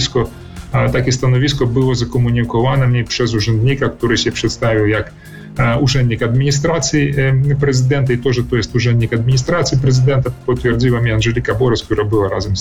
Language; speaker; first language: Polish; early bilingual, heritage; Polish